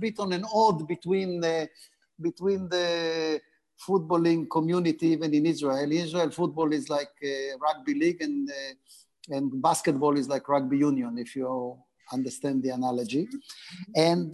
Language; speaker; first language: English; non-native, fluent; Hebrew